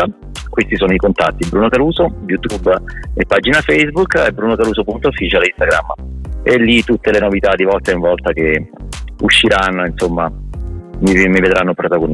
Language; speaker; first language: Italian; native; Italian